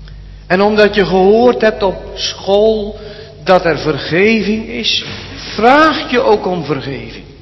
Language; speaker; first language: Dutch; native; Dutch